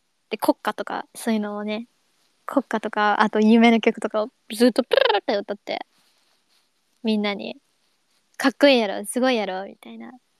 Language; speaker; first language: Japanese; early bilingual, other home language; English